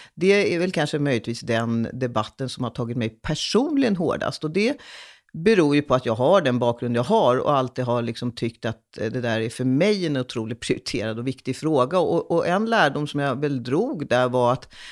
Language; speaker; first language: Swedish; early bilingual, other home language; Hungarian